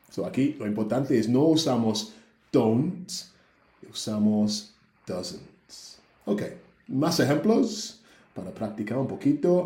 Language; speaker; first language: Spanish; non-native, fluent; English